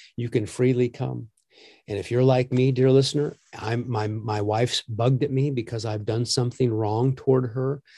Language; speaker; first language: English; native; English